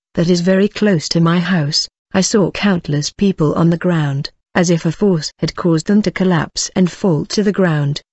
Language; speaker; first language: English; non-native, local second language; Zulu